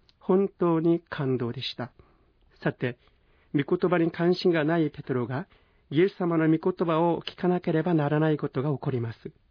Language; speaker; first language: Japanese; non-native, fluent; Korean